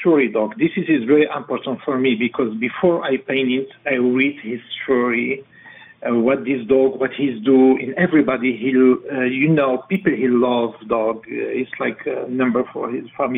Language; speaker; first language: English; non-native, learner; French